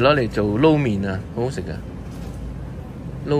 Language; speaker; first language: Chinese; non-native, local second language; Cantonese